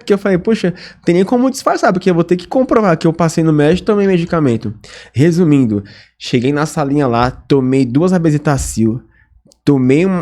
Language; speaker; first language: Portuguese; native; Portuguese